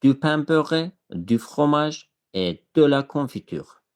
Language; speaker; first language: French; non-native, fluent; Azerbaijani